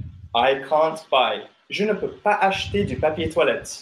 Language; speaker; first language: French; non-native, fluent; English